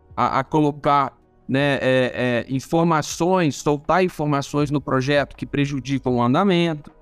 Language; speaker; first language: Portuguese; non-native, fluent; German